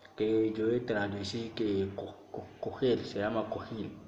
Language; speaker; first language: Spanish; non-native, learner; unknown